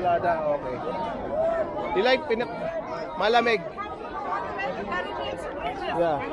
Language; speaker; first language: English; non-native, local second language; Filipino